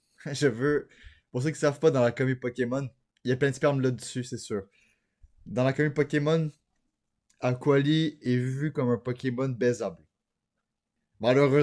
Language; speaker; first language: French; native; French